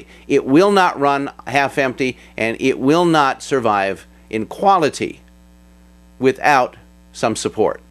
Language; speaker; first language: English; native; English